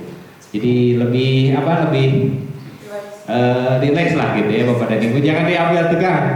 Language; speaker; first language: Indonesian; native; Indonesian